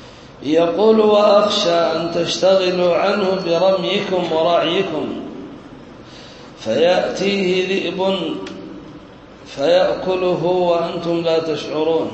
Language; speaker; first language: Arabic; native; Arabic